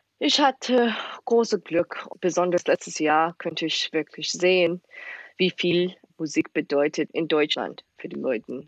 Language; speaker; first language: German; non-native, fluent; English